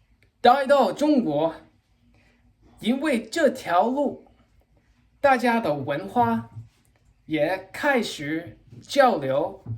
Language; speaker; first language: Chinese; non-native, learner; English